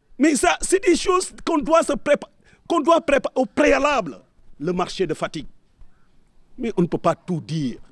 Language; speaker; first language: French; non-native, local second language; Serer